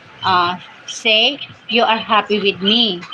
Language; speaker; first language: English; non-native, learner; Filipino